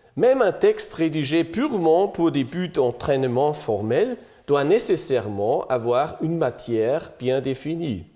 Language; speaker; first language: French; non-native, fluent; German